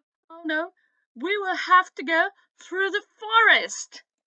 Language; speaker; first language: English; non-native, fluent; Slovenian